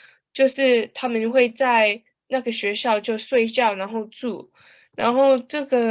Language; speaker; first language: Chinese; early bilingual, heritage; Chinese